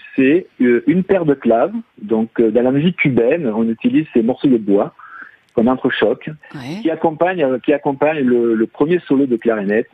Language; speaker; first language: French; native; French